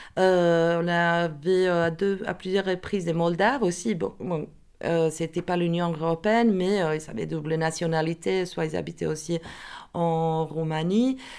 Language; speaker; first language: French; non-native, fluent; Croatian